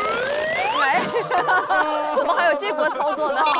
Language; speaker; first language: Chinese; native; Chinese